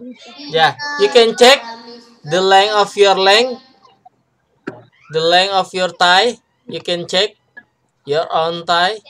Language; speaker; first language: English; non-native, learner; Indonesian